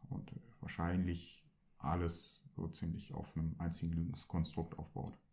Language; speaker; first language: German; early bilingual, other home language; Turkish